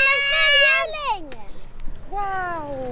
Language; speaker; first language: Swedish; native; Swedish